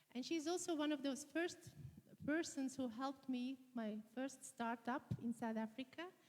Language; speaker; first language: English; non-native, fluent; Latvian